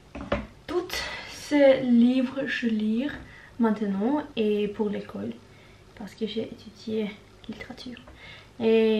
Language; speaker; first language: French; non-native, learner; Norwegian